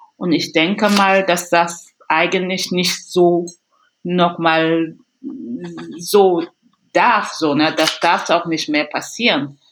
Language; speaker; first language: German; non-native, fluent; French